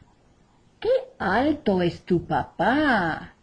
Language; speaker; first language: Spanish; non-native, fluent; English